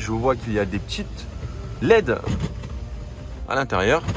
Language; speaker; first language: French; native; French